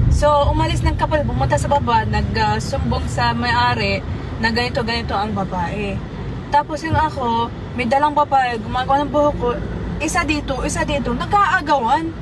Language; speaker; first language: Filipino; early bilingual, heritage; Arabic